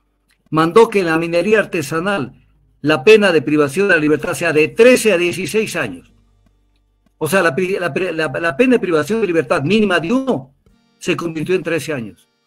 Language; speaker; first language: Spanish; native; Spanish